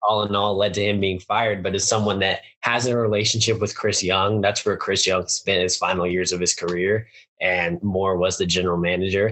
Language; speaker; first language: English; native; English